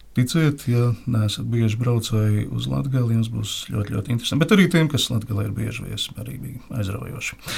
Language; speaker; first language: Latvian; non-native, local second language; Russian